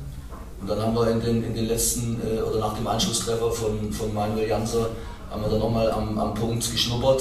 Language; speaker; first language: German; native; German